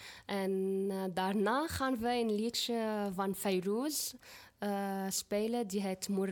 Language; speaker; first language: Dutch; non-native, fluent; Arabic